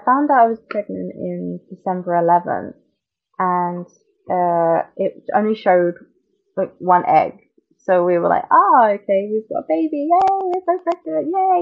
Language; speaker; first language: English; native; English